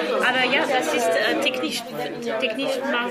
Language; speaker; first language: German; non-native, learner; French